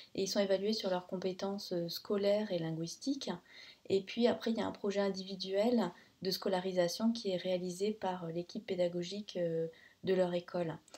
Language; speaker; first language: French; native; French